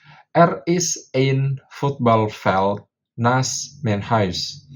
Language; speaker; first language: Dutch; non-native, fluent; Indonesian